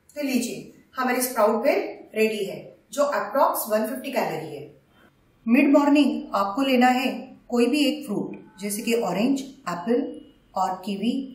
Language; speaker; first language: Hindi; native; Hindi